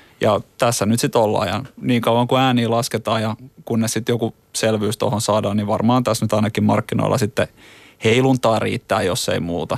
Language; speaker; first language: Finnish; native; Finnish